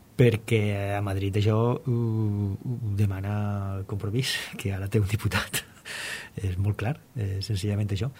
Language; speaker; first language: Catalan; non-native, local second language; Spanish